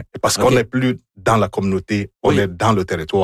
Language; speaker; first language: French; non-native, fluent; Igbo